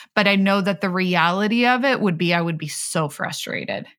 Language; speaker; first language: English; non-native, fluent; Swedish